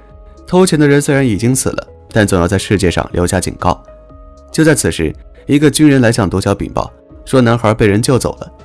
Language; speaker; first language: Chinese; native; Chinese